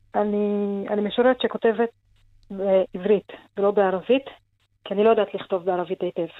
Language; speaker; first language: Hebrew; non-native, local second language; Arabic